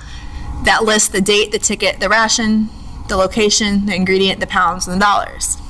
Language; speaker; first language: English; native; English